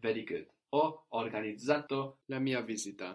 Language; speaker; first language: Italian; non-native, fluent; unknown